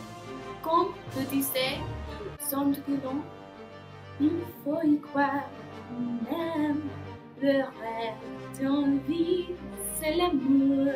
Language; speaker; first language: French; non-native, learner; English